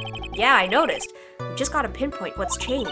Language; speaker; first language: English; native; English